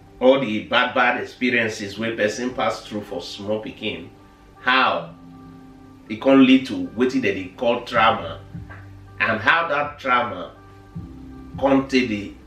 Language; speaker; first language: Nigerian Pidgin; non-native, local second language; Bini